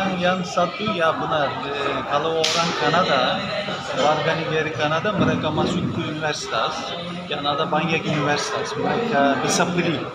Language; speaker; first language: Indonesian; non-native, learner; English